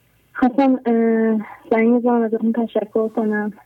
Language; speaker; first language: Persian; native; Persian